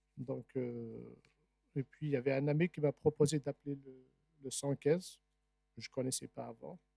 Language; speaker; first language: French; non-native, local second language; Arabic